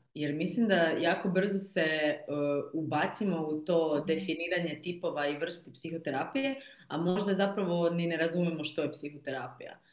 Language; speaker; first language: Croatian; native; Croatian